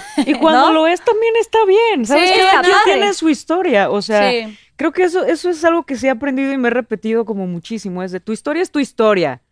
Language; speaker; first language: Spanish; native; Spanish